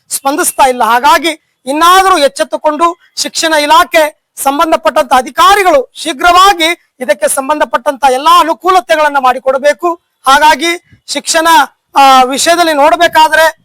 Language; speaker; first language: Kannada; native; Kannada